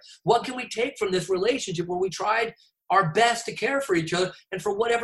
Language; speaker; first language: English; native; English